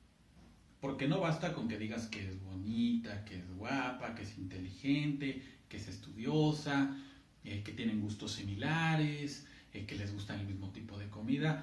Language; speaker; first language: Spanish; native; Spanish